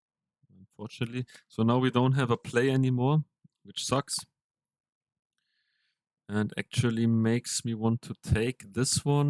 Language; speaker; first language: English; non-native, fluent; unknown